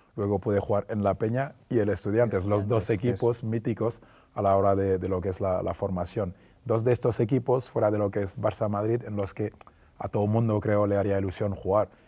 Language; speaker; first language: Spanish; non-native, fluent; French